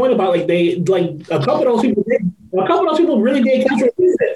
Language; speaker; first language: English; native; English